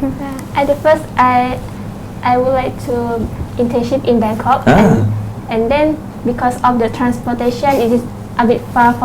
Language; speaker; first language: English; non-native, learner; Thai